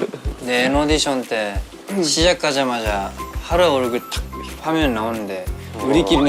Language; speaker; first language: Korean; non-native, fluent; Japanese